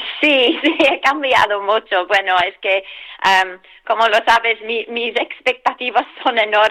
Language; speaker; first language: Spanish; non-native, fluent; English